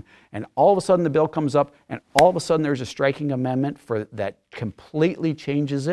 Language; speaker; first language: English; native; English